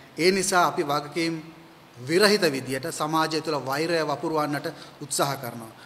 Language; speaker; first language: Sinhala; non-native, local second language; Tamil